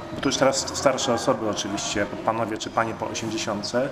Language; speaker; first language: Polish; native; Polish